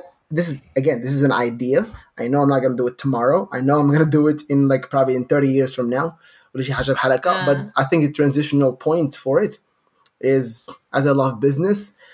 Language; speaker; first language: English; non-native, fluent; Arabic